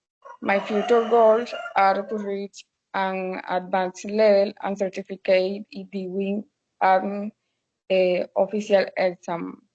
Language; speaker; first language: English; non-native, learner; Spanish